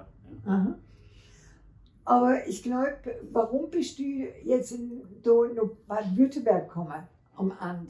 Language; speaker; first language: German; non-native, fluent; French